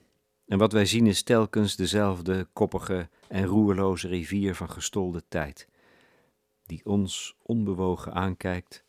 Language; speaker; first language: Dutch; native; Dutch